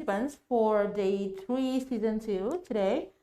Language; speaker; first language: English; non-native, fluent; Indonesian